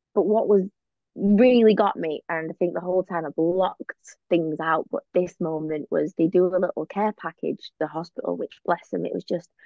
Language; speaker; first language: English; native; English